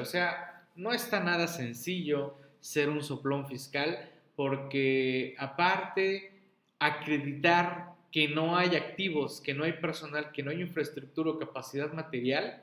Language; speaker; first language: Spanish; native; Spanish